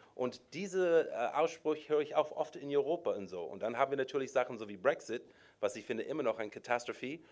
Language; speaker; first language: German; non-native, fluent; English